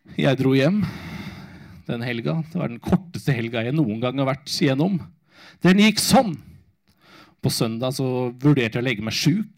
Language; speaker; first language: Norwegian; native; Norwegian